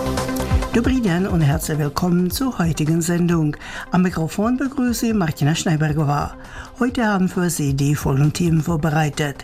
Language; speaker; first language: German; native; German